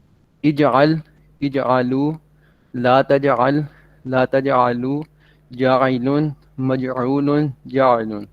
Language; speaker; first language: Arabic; non-native, learner; Urdu